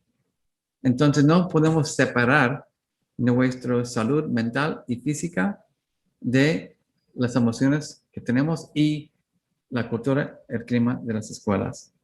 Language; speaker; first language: Spanish; non-native, learner; English